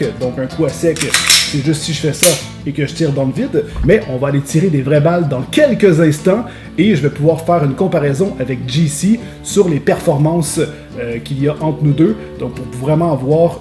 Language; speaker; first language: French; native; French